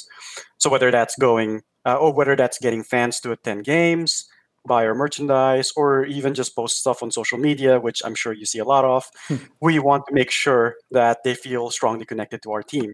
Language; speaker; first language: English; non-native, local second language; Filipino